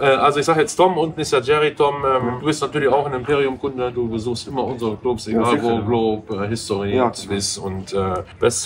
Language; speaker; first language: German; native; German